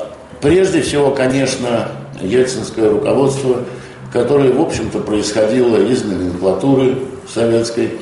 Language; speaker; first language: Russian; native; Russian